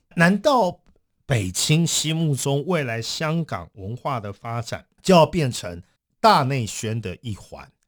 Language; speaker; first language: Chinese; native; Chinese